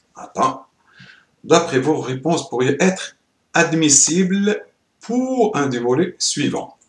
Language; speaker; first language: French; non-native, local second language; Arabic